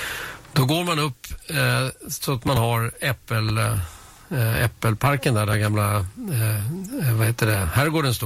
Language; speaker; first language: Swedish; native; Swedish